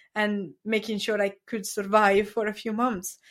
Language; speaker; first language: English; non-native, fluent; Italian